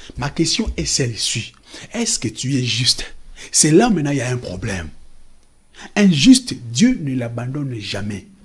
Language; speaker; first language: French; non-native, local second language; Lingala